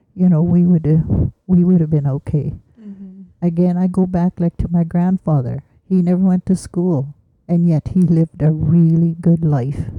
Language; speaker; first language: English; native; English